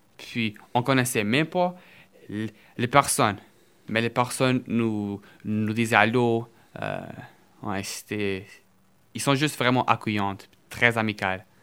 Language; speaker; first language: French; early bilingual, other home language; Portuguese